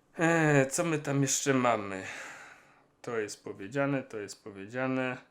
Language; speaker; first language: Polish; non-native, local second language; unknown